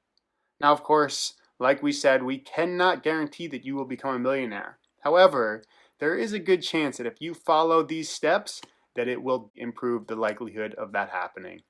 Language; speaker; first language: English; native; English